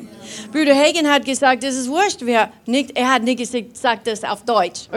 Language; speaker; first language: German; non-native, fluent; English